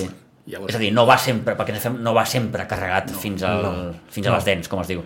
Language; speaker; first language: Catalan; native; Catalan